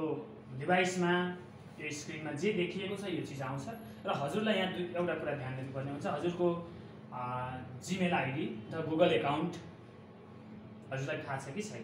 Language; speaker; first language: Nepali; native; Nepali